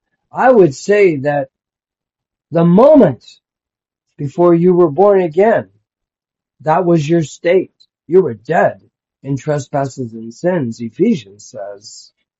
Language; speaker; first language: English; native; English